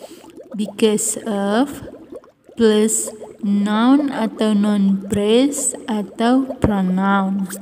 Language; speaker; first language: English; non-native, fluent; Indonesian